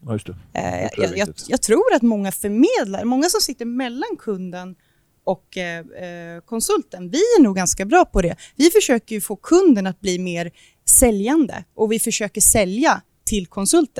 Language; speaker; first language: Swedish; native; Swedish